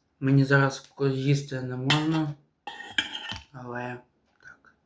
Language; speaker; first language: Ukrainian; non-native, local second language; Russian